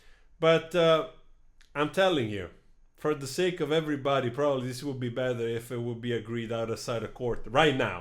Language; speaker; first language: English; non-native, fluent; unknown